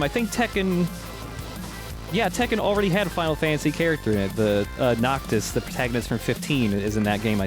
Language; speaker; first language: English; native; English